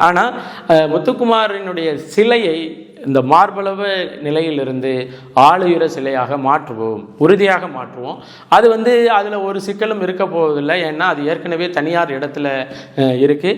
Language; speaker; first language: Tamil; native; Tamil